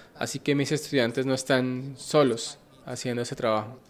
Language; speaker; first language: Spanish; non-native, fluent; Finnish